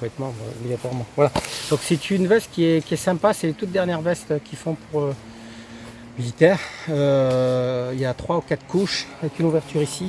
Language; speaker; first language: French; native; French